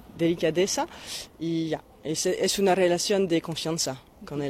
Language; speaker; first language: Spanish; non-native, fluent; French